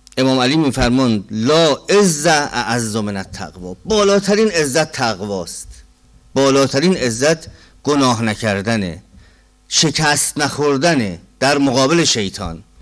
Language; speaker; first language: Persian; native; Persian